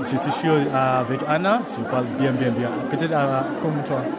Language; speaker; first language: French; non-native, learner; English